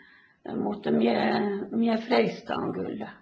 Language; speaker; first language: Finnish; early bilingual, heritage; Finnish